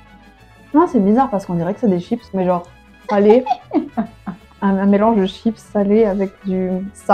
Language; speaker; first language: French; native; French